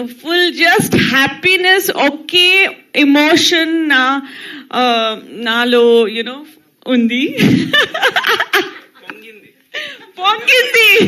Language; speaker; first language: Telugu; non-native, local second language; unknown